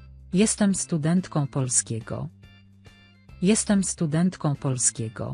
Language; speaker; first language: Polish; non-native, learner; Spanish